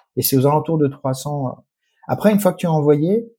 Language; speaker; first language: French; native; French